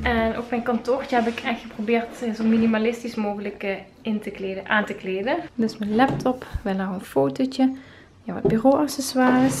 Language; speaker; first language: Dutch; native; Dutch